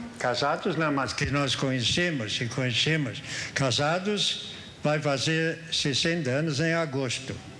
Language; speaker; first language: Portuguese; early bilingual, other home language; German